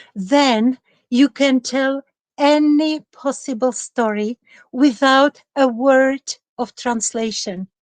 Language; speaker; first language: English; non-native, fluent; Czech